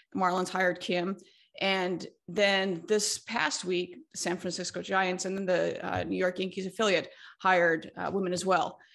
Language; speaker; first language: English; native; English